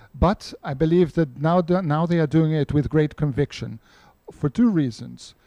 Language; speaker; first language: English; non-native, fluent; Portuguese